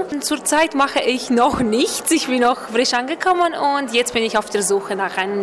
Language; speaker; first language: German; non-native, fluent; Romanian